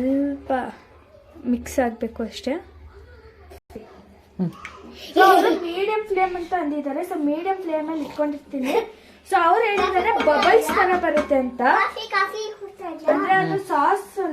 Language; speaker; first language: Kannada; native; Kannada